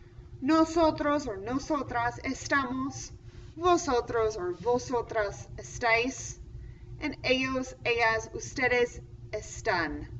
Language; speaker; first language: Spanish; non-native, fluent; English